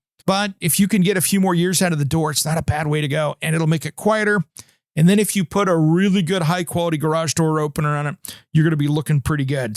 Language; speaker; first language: English; native; English